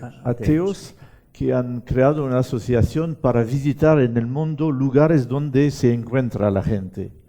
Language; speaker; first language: Spanish; non-native, fluent; French